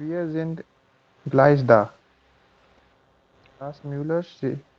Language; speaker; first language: German; non-native, learner; Hindi